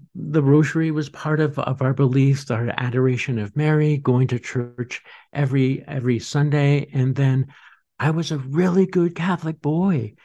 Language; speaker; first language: English; native; English